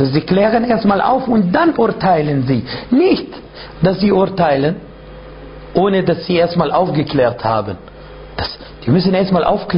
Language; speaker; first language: German; non-native, fluent; Arabic